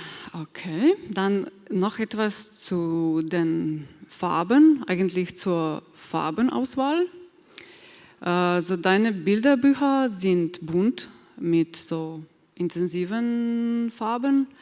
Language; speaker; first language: German; non-native, fluent; Slovenian